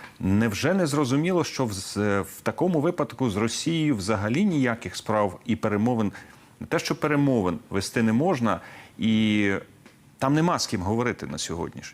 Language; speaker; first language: Ukrainian; native; Ukrainian